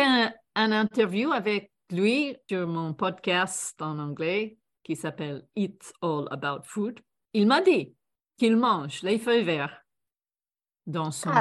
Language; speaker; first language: French; non-native, fluent; English